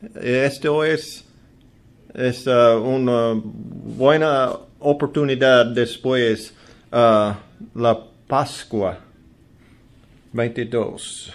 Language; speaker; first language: Spanish; non-native, learner; English